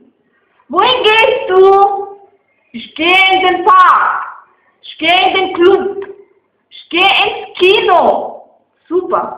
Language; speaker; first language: German; non-native, fluent; Arabic